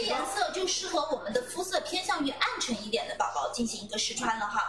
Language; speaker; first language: Chinese; native; Chinese